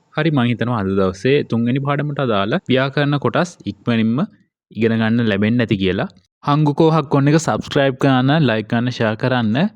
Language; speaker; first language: Sinhala; native; Sinhala